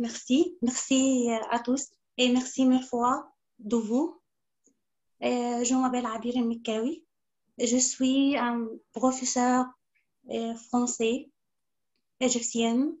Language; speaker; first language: French; non-native, learner; Arabic